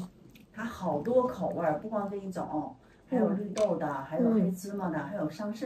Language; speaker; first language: Chinese; native; Chinese